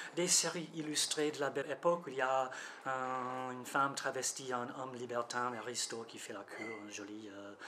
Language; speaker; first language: French; non-native, fluent; English